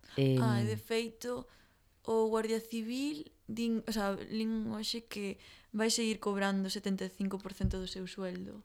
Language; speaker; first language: Galician; native; Galician